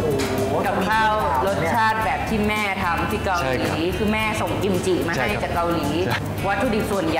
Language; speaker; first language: Thai; native; Thai